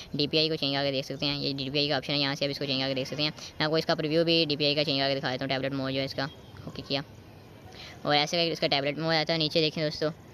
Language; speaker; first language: Urdu; native; Urdu